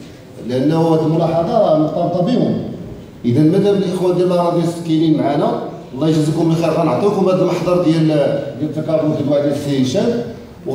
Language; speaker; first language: Arabic; native; Arabic